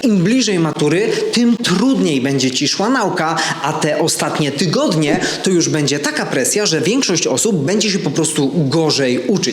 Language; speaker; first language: Polish; native; Polish